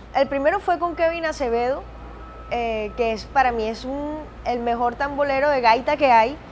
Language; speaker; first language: Spanish; native; Spanish